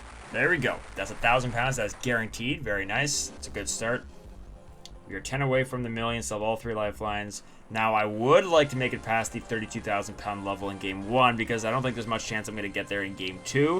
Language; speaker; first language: English; native; English